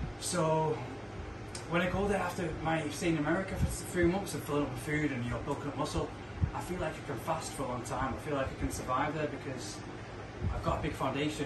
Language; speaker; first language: English; native; English